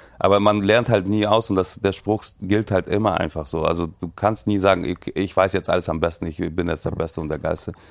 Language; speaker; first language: German; early bilingual, other home language; Russian